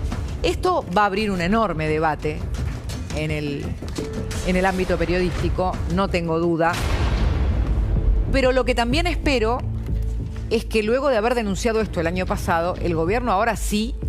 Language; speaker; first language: Spanish; native; Spanish